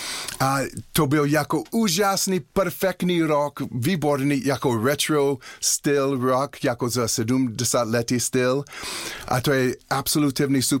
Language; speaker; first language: Czech; non-native, learner; English